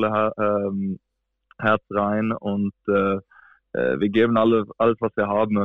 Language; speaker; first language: German; non-native, fluent; Swedish